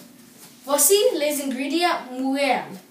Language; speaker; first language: French; non-native, learner; English